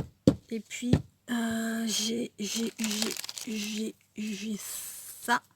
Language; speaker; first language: French; native; French